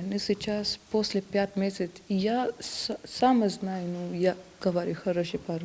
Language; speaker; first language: Russian; non-native, learner; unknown